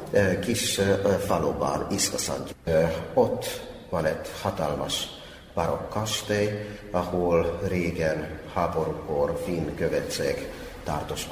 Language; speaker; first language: Hungarian; non-native, fluent; Finnish